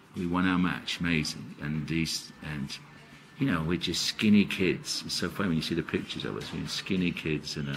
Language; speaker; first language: English; native; English